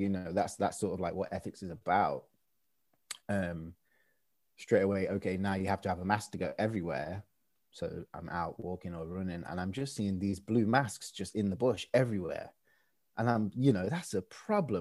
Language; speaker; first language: English; native; English